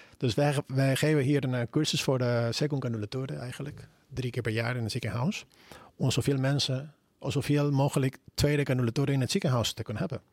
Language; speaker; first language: Dutch; non-native, fluent; Spanish